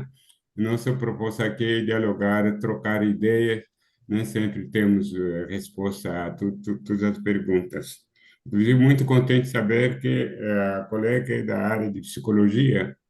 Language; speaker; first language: Portuguese; non-native, fluent; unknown